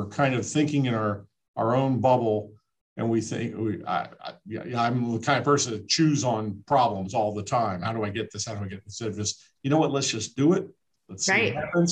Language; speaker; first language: English; native; English